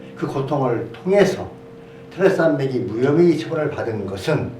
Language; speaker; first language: Korean; native; Korean